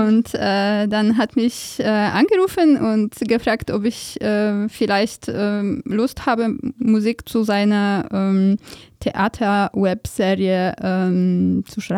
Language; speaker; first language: German; non-native, fluent; Polish